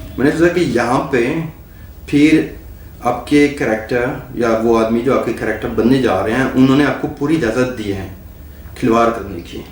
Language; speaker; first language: Urdu; non-native, fluent; French